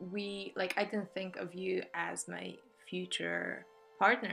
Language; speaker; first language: English; non-native, fluent; Polish